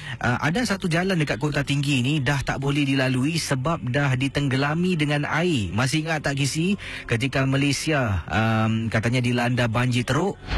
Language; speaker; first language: Malay; native; Malay